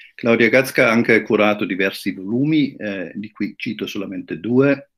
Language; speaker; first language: Italian; non-native, fluent; German